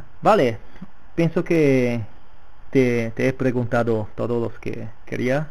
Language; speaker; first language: Spanish; non-native, fluent; Italian